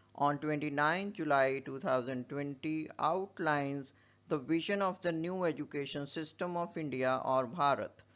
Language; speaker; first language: English; non-native, local second language; Punjabi